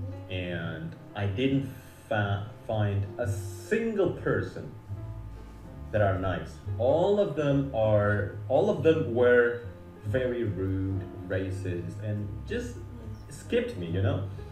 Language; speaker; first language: English; non-native, fluent; Indonesian